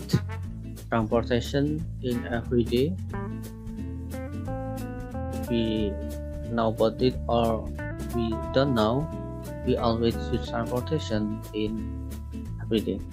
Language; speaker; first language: English; non-native, learner; Indonesian